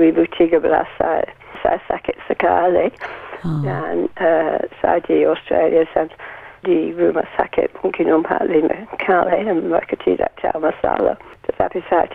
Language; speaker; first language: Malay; non-native, learner; English